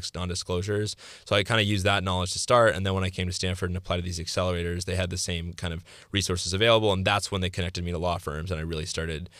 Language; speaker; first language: English; early bilingual, other home language; Greek